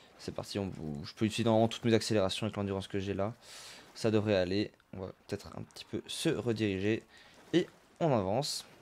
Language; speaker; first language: French; native; French